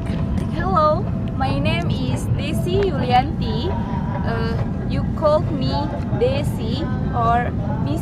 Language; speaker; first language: English; non-native, learner; Indonesian